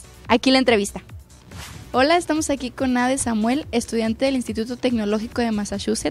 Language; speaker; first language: Spanish; native; Spanish